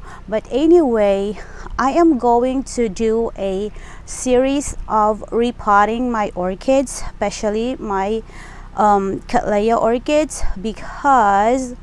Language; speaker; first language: English; non-native, local second language; Filipino